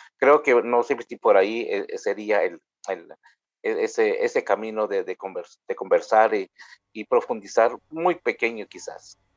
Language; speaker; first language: Spanish; non-native, local second language; Kʼicheʼ